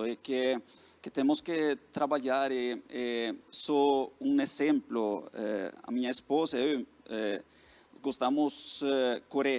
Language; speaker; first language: Portuguese; non-native, fluent; Norwegian